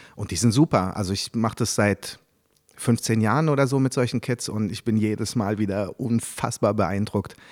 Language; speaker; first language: German; early bilingual, other home language; French